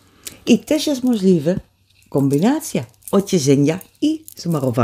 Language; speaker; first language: Polish; early bilingual, heritage; Polish